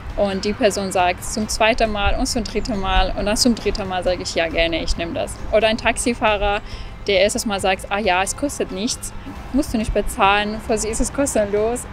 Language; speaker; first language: German; non-native, fluent; Persian